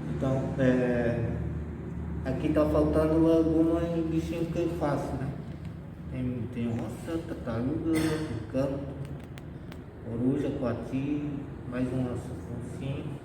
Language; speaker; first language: Portuguese; non-native, local second language; Guarani